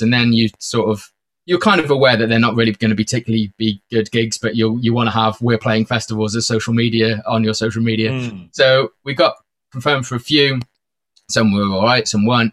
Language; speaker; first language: English; native; English